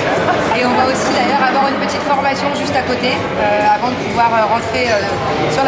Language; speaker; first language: French; native; French